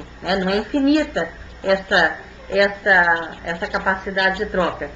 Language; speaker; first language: Portuguese; native; Portuguese